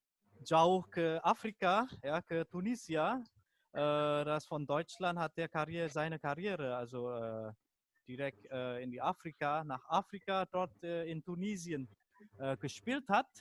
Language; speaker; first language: German; non-native, fluent; Indonesian